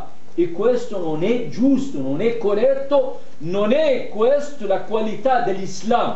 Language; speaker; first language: Italian; non-native, fluent; Arabic